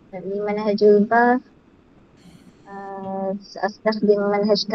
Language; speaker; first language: Arabic; non-native, learner; Malay